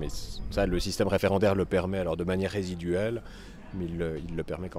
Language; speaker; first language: French; native; French